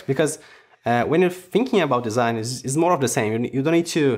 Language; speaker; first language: English; non-native, fluent; Portuguese